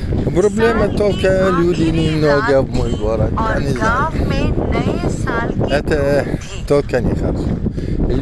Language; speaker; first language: Russian; non-native, learner; Arabic